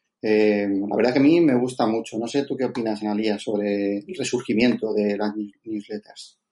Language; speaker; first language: Spanish; native; Spanish